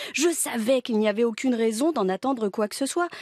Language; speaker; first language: French; native; French